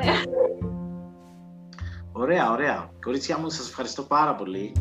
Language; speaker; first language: Greek; native; Greek